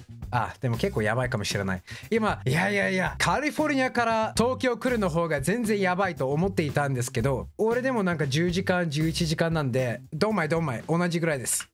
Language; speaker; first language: Japanese; non-native, fluent; English